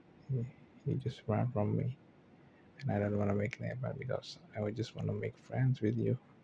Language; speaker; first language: English; non-native, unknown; Indonesian